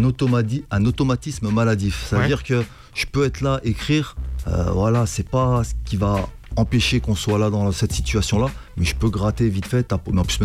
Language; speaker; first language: French; native; French